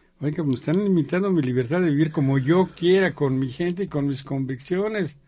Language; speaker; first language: Spanish; native; Spanish